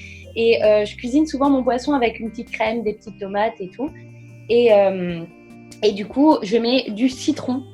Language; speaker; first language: French; native; French